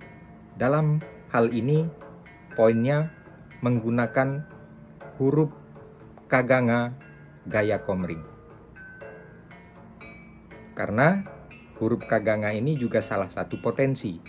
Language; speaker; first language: Indonesian; non-native, local second language; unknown